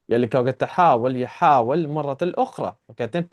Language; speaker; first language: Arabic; non-native, fluent; Urdu